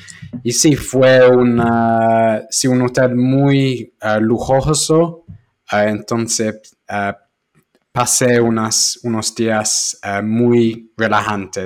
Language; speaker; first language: Spanish; non-native, fluent; English